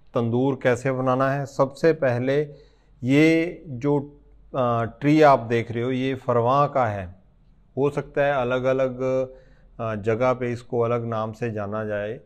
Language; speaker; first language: Hindi; non-native, local second language; Punjabi